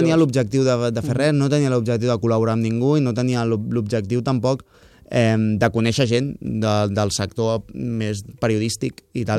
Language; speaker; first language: Catalan; non-native, local second language; Spanish